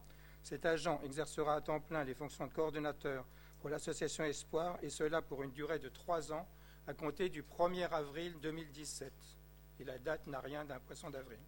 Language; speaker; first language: French; native; French